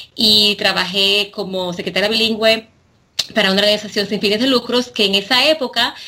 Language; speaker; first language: Spanish; native; Spanish